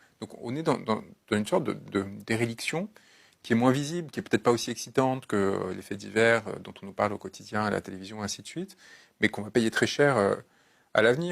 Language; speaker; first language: French; native; French